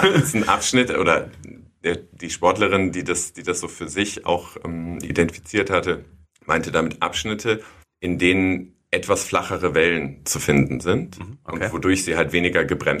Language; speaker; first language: German; native; German